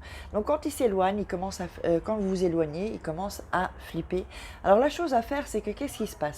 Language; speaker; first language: French; native; French